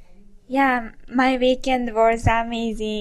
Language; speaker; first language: English; non-native, learner; Japanese